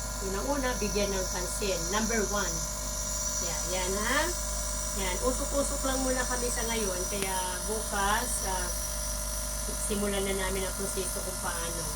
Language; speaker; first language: Filipino; native; Filipino